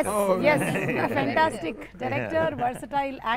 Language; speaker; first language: Telugu; native; Telugu